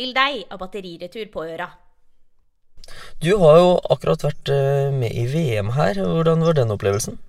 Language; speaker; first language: Norwegian; native; Norwegian